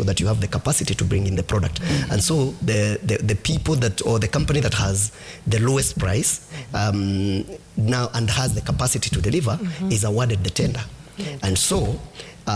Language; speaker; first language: English; non-native, local second language; Kikuyu